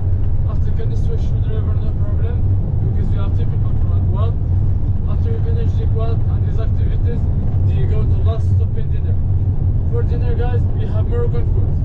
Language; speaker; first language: English; non-native, learner; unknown